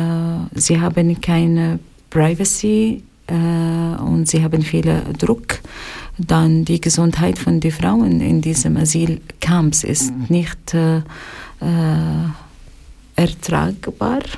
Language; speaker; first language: German; non-native, learner; Arabic